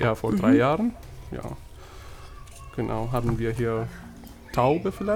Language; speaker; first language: German; non-native, learner; Arabic